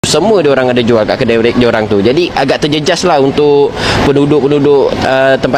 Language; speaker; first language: Malay; native; Malay